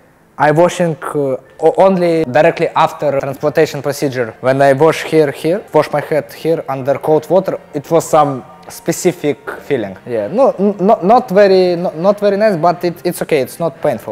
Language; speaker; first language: English; non-native, learner; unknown